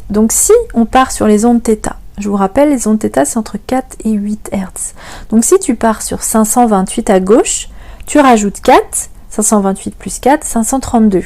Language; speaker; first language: French; native; French